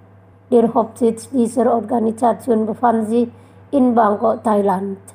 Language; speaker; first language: German; non-native, fluent; Indonesian